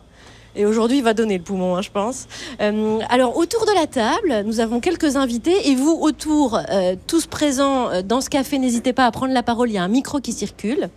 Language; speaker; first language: French; native; French